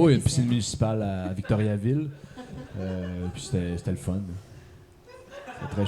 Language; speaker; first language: French; native; French